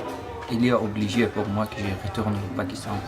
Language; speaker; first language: French; non-native, learner; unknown